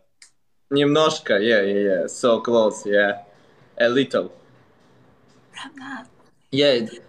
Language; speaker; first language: English; non-native, learner; Russian